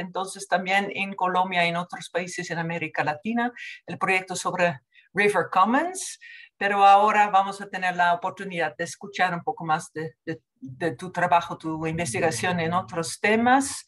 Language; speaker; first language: Spanish; non-native, fluent; Dutch